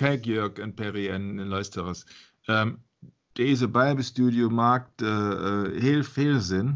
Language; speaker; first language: Dutch; non-native, fluent; German